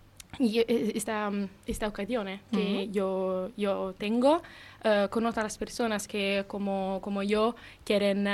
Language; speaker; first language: Spanish; non-native, fluent; Italian